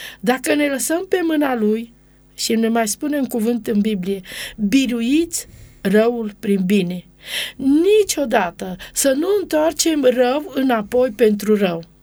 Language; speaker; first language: Romanian; non-native, local second language; Romany